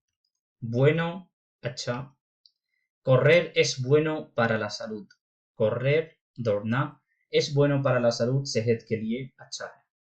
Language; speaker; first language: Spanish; non-native, fluent; Urdu